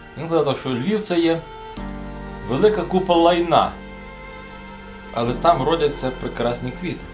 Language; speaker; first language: Ukrainian; native; Ukrainian